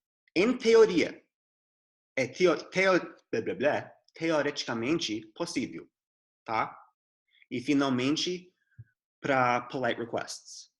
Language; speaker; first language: Portuguese; non-native, fluent; English